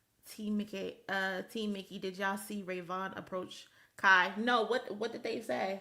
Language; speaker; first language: English; native; English